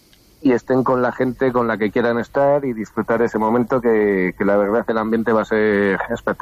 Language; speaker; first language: Spanish; native; Spanish